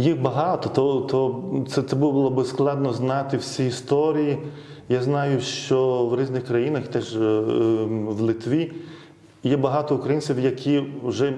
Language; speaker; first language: Ukrainian; non-native, fluent; Lithuanian